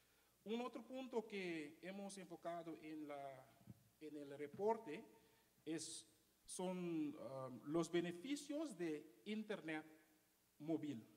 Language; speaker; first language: Spanish; non-native, fluent; Papiamento